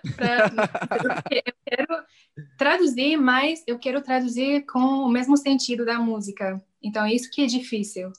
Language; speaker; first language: Portuguese; non-native, fluent; English